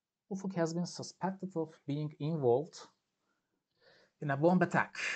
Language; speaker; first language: English; non-native, fluent; Turkish